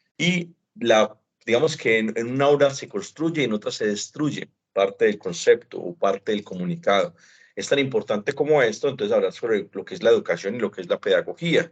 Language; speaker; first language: Spanish; native; Spanish